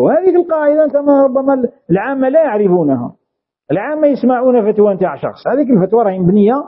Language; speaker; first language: Arabic; native; Arabic